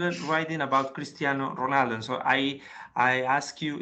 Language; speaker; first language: English; non-native, learner; Spanish